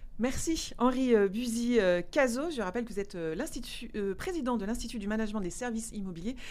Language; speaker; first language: French; native; French